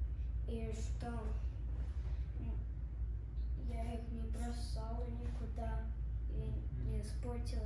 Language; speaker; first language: Russian; early bilingual, heritage; Russian